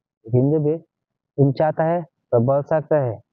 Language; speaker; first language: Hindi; non-native, learner; Bangla